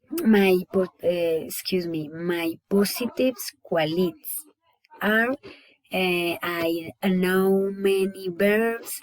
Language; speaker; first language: English; non-native, learner; Spanish